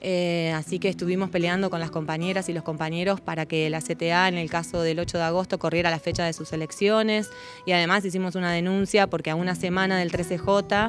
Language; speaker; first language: Spanish; native; Spanish